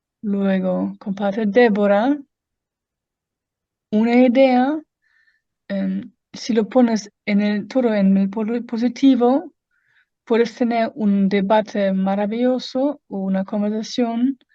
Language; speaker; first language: Spanish; non-native, fluent; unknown